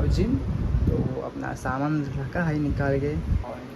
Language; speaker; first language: Hindi; non-native, local second language; Marathi